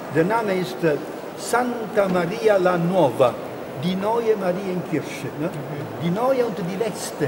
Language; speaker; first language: German; non-native, learner; Italian